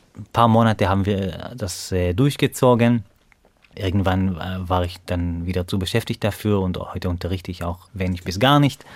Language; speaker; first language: German; non-native, fluent; Hebrew